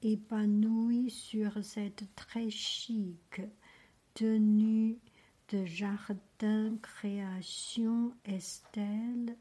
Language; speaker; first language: French; non-native, learner; Chinese